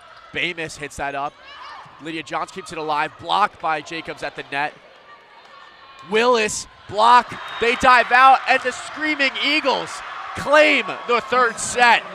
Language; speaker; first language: English; native; English